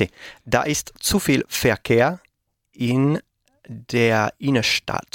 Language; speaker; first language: German; non-native, learner; Spanish